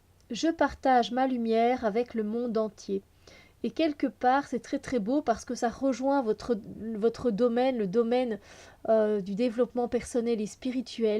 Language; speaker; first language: French; native; French